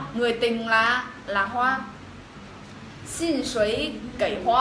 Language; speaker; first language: Chinese; non-native, fluent; Vietnamese